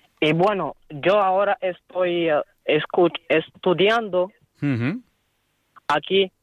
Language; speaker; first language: Spanish; non-native, learner; Arabic